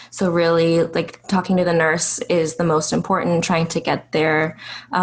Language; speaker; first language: English; native; English